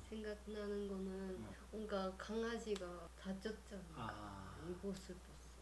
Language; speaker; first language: Korean; non-native, learner; Japanese